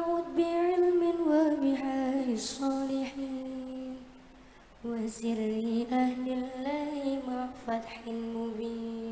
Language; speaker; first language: Arabic; non-native, learner; Indonesian